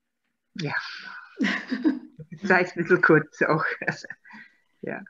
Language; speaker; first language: German; non-native, learner; Maltese